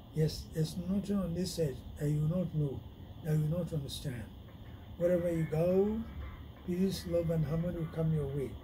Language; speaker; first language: English; non-native, local second language; Yoruba